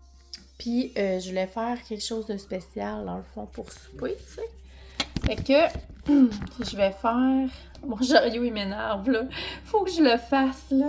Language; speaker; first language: French; native; French